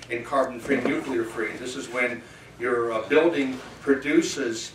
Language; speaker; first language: English; native; English